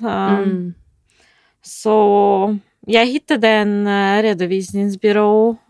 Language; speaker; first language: Swedish; non-native, fluent; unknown